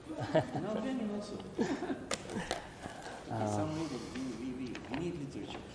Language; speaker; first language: English; non-native, learner; Turkish